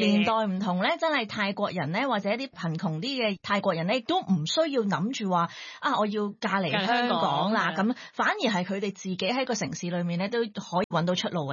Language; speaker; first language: Cantonese; native; Cantonese